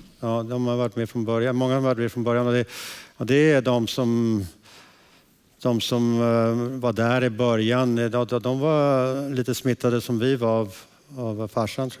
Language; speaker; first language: Swedish; early bilingual, heritage; Swedish